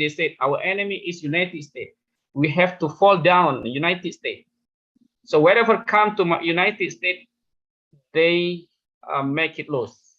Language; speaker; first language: English; non-native, fluent; Indonesian